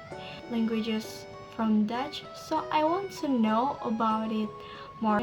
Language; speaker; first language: English; non-native, learner; Indonesian